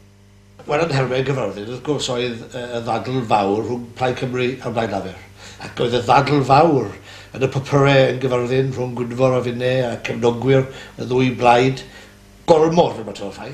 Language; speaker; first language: Welsh; native; Welsh